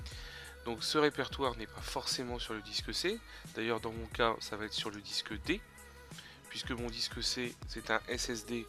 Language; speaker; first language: French; native; French